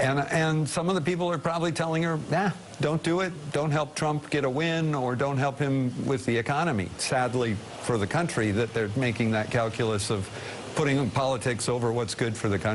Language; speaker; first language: English; native; English